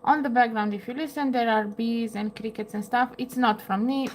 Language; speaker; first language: English; non-native, fluent; Romanian